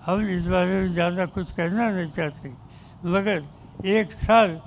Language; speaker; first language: Hindi; non-native, local second language; Marathi